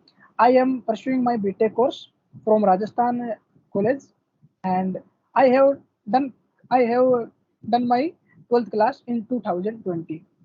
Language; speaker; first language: English; non-native, learner; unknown